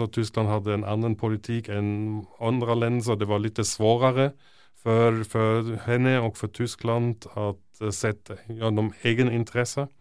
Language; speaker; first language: Norwegian; non-native, fluent; German